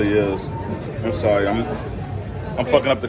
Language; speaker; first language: English; native; English